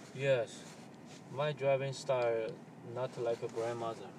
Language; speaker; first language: English; non-native, learner; Chinese